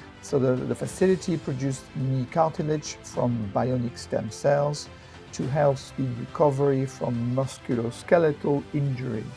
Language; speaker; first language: English; non-native, fluent; French